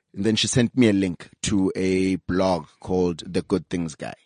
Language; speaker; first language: English; non-native, local second language; Zulu